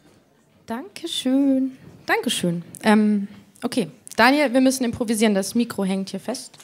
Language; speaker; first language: German; native; German